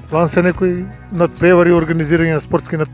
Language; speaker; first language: Macedonian; native; Macedonian